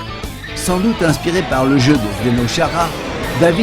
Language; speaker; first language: French; native; French